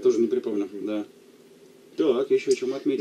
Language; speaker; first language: Russian; native; Russian